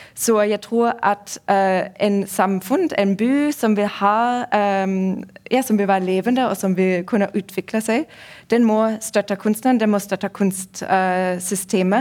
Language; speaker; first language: Norwegian; non-native, fluent; German